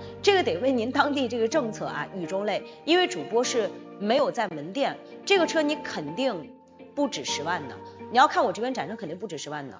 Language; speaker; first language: Chinese; native; Chinese